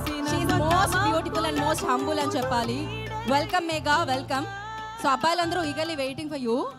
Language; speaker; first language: Telugu; native; Telugu